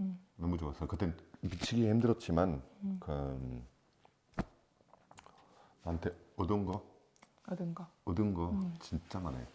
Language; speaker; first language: Korean; non-native, fluent; French